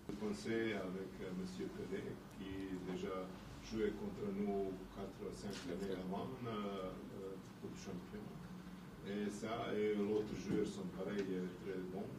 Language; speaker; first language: French; non-native, learner; Serbian